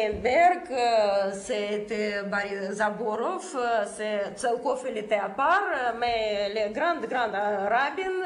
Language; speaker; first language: French; non-native, fluent; Russian